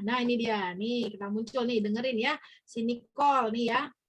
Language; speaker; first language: Indonesian; native; Indonesian